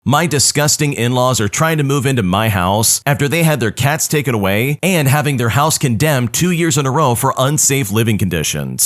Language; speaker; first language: English; native; English